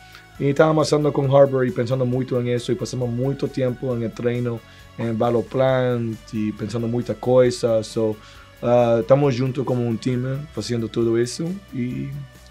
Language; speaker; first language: Portuguese; non-native, learner; Spanish